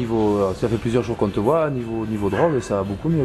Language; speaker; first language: French; native; French